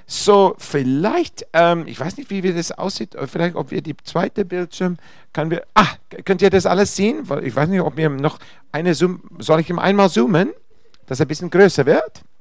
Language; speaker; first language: German; non-native, fluent; Afrikaans